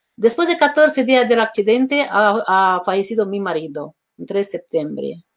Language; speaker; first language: Spanish; non-native, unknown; Romanian